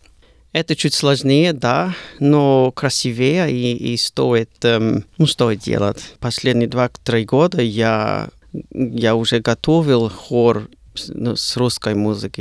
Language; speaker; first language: Russian; non-native, learner; English